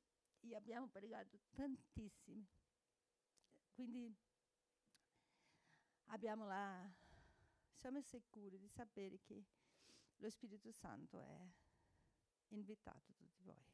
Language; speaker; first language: Italian; non-native, fluent; Portuguese